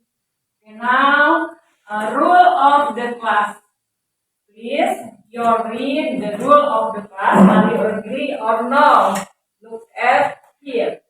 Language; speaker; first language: English; non-native, learner; Indonesian